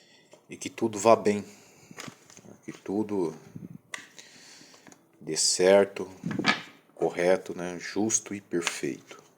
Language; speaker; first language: Portuguese; native; Portuguese